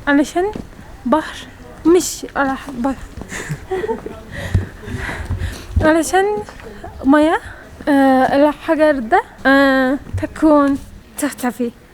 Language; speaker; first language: Arabic; non-native, learner; Turkish